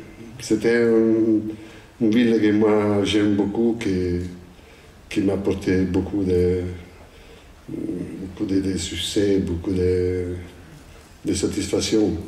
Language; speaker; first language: French; non-native, fluent; Italian